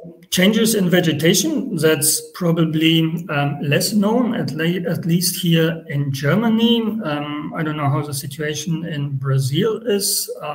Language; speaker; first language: English; non-native, fluent; German